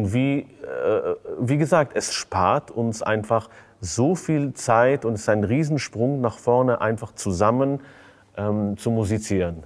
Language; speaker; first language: German; non-native, fluent; Hebrew